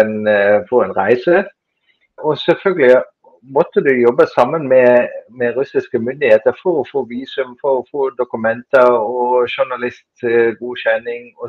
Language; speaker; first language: Norwegian; non-native, fluent; German